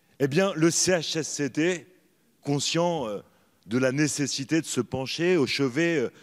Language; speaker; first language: French; native; French